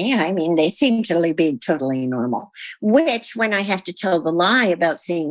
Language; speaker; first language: English; native; English